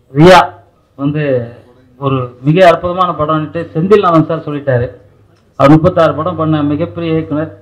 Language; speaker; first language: Tamil; native; Tamil